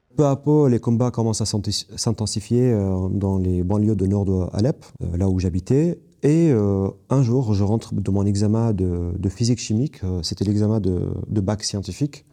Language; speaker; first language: French; non-native, fluent; Arabic